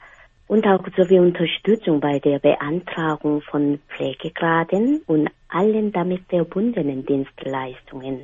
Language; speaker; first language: German; non-native, fluent; Korean